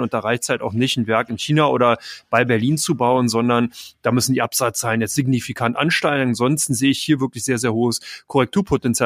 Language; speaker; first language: German; native; German